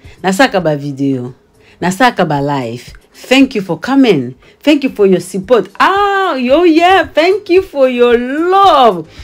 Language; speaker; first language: English; non-native, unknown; Lingala